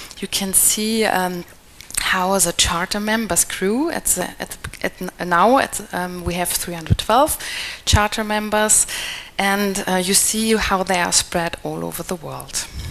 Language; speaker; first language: English; non-native, fluent; German